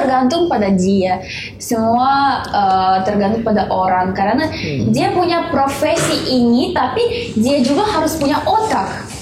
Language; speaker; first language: Indonesian; non-native, learner; Russian